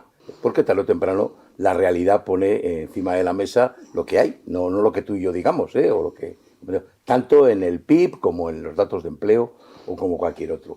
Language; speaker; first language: Spanish; native; Spanish